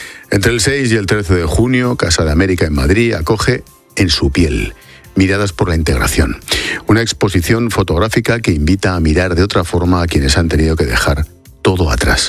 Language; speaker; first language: Spanish; native; Spanish